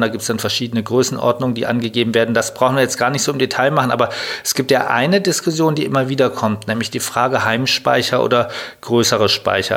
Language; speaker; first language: German; native; German